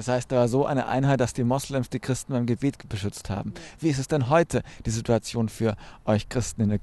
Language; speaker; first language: German; native; German